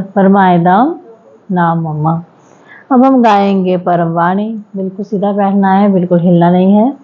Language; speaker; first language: Hindi; native; Hindi